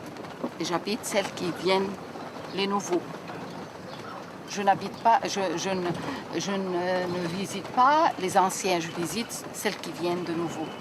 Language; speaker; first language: French; non-native, learner; Arabic